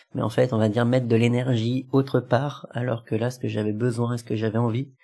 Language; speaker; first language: French; native; French